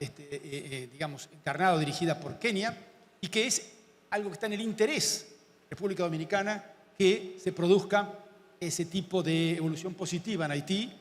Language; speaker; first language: Spanish; native; Spanish